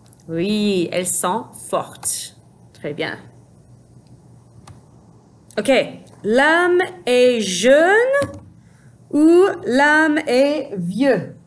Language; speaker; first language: French; non-native, fluent; English